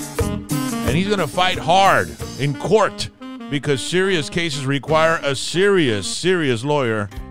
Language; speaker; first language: English; early bilingual, other home language; Spanish